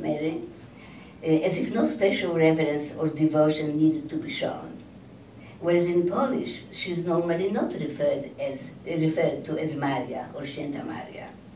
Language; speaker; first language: English; non-native, fluent; Polish